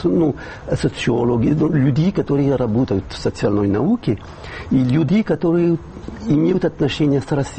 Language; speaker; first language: Russian; non-native, fluent; French